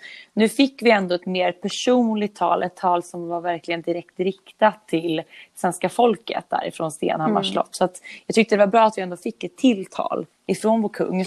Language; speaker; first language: Swedish; native; Swedish